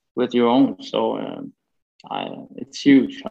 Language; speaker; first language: English; non-native, fluent; Swedish